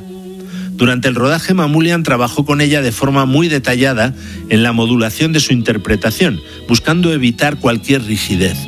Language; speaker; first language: Spanish; native; Spanish